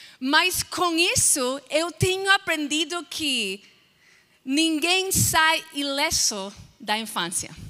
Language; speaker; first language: Portuguese; non-native, fluent; English